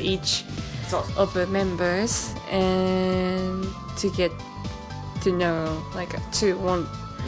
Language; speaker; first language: English; non-native, fluent; Japanese